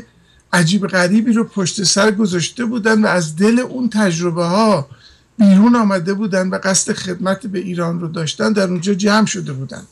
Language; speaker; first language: Persian; native; Persian